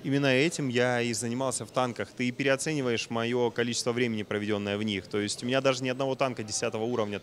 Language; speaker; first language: Russian; native; Russian